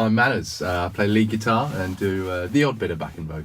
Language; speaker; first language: English; native; English